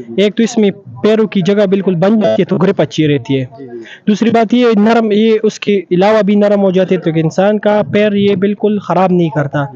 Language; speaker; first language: Urdu; non-native, local second language; Pashto